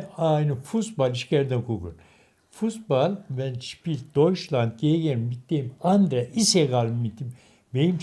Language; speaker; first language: German; non-native, learner; Turkish